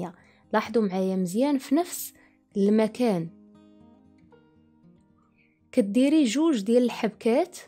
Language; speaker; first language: Arabic; native; Arabic